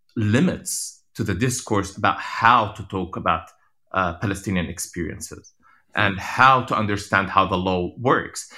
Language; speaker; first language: English; non-native, fluent; Arabic